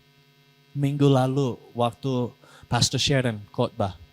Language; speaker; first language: Indonesian; non-native, learner; English